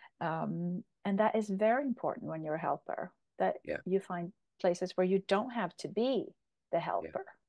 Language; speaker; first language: English; non-native, fluent; Polish